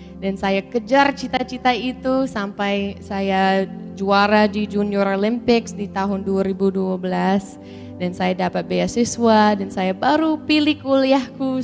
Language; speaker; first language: Indonesian; non-native, fluent; English